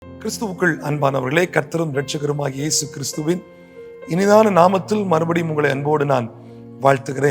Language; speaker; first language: Tamil; native; Tamil